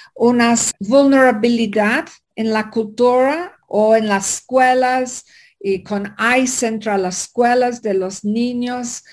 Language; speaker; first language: Spanish; non-native, fluent; English